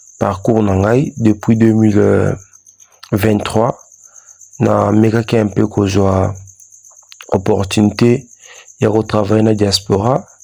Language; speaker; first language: Lingala; native; Lingala